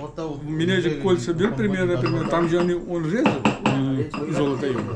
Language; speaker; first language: Russian; non-native, learner; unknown